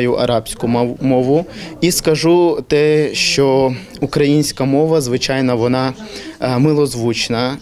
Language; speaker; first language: Ukrainian; non-native, local second language; Turkish